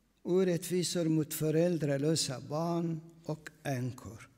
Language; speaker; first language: Swedish; non-native, fluent; Aramaic